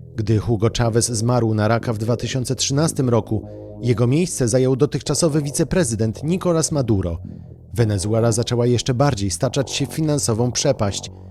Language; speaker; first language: Polish; native; Polish